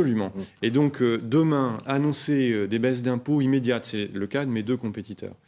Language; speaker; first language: French; native; French